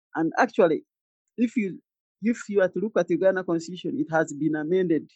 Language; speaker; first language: English; non-native, local second language; Ganda